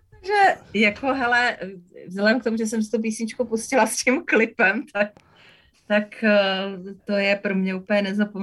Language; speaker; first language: Czech; native; Czech